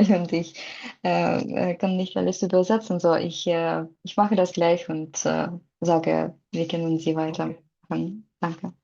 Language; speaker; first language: German; non-native, learner; Russian